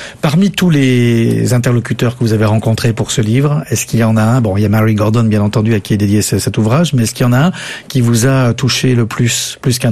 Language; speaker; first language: French; native; French